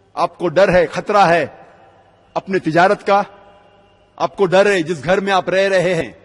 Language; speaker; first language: Urdu; native; Urdu